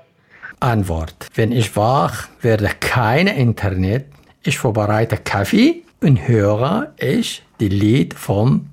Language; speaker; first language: German; non-native, learner; Arabic